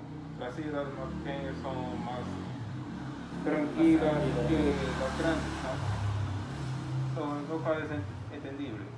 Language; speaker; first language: Spanish; non-native, fluent; English